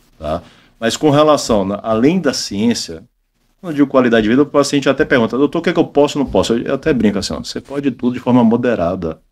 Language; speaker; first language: Portuguese; native; Portuguese